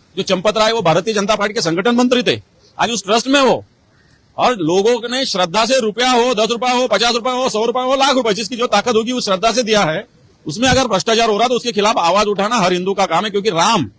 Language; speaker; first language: Hindi; non-native, local second language; Marathi